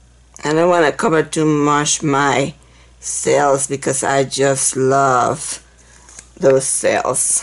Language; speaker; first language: English; non-native, fluent; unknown